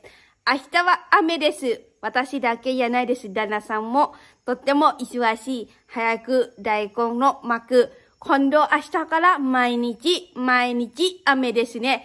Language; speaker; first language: Japanese; non-native, learner; Lao